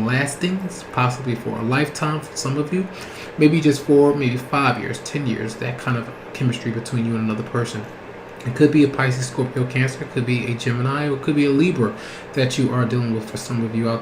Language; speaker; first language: English; native; English